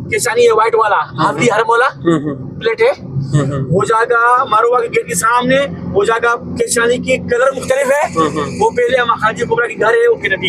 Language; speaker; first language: Hindi; non-native, learner; Baluchi